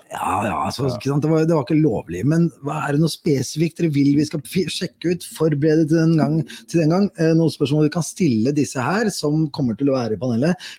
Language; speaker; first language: Norwegian; native; Norwegian